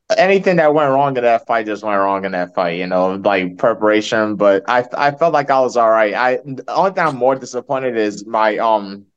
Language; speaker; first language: English; early bilingual, other home language; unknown